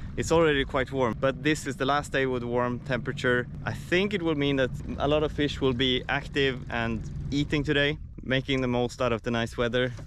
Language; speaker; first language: English; non-native, fluent; Swedish